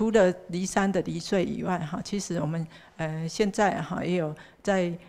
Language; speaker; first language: Chinese; native; Chinese